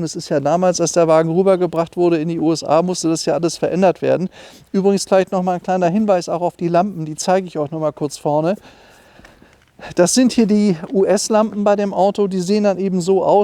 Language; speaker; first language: German; native; German